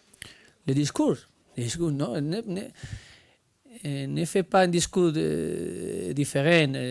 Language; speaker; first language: French; non-native, learner; Spanish